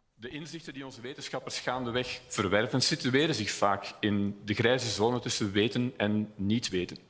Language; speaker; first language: Dutch; native; Dutch